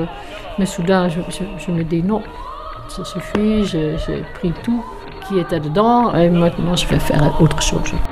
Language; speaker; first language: French; non-native, fluent; Dutch